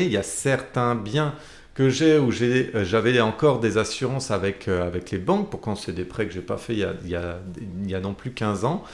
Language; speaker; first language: French; native; French